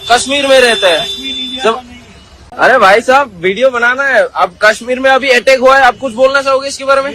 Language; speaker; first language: Hindi; non-native, local second language; Kannada